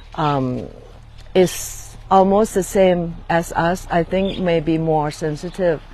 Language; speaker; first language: English; non-native, fluent; Thai